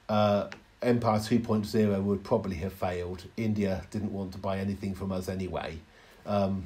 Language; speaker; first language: English; native; English